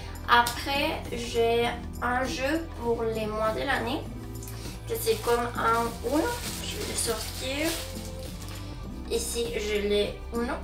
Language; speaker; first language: French; non-native, fluent; Spanish